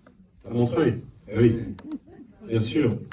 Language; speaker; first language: French; native; French